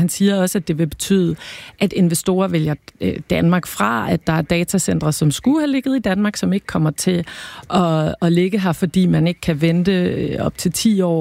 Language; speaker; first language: Danish; native; Danish